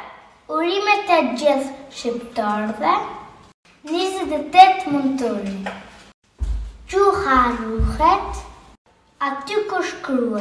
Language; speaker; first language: Albanian; early bilingual, heritage; Albanian